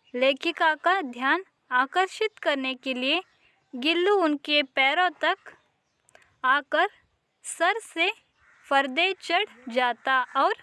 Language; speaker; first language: Hindi; non-native, local second language; Kannada